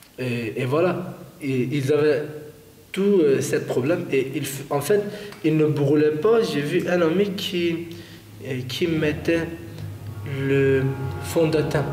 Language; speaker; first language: French; non-native, fluent; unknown